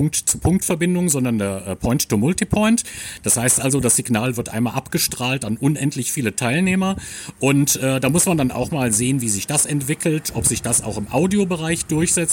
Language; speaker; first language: German; native; German